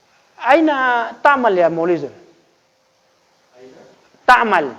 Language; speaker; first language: Arabic; non-native, fluent; Indonesian